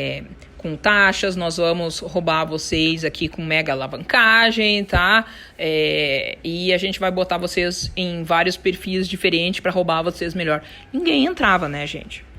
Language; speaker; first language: Portuguese; native; Portuguese